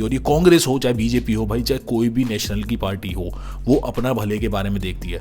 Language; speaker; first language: Hindi; native; Hindi